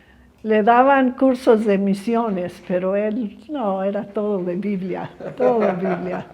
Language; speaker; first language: Spanish; early bilingual, other home language; English